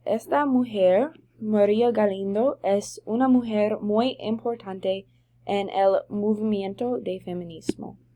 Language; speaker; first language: Spanish; non-native, learner; English